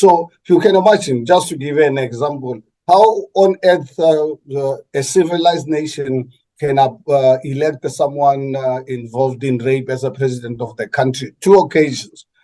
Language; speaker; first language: English; non-native, local second language; Northern Sotho